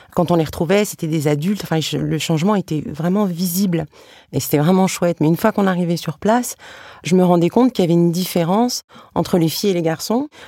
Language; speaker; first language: French; early bilingual, other home language; Arabic